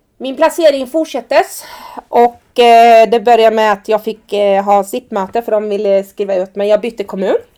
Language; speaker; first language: Swedish; early bilingual, other home language; Persian